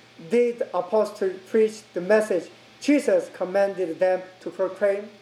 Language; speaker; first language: English; non-native, learner; Korean